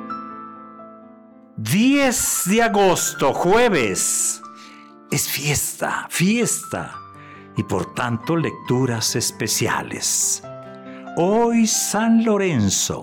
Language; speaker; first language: Spanish; native; Spanish